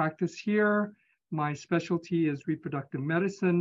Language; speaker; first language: English; native; English